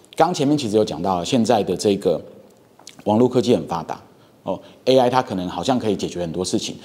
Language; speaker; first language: Chinese; native; Chinese